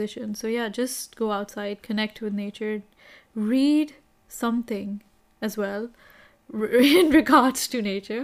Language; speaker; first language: English; non-native, local second language; Urdu